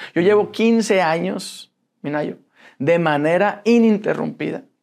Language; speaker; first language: Spanish; native; Spanish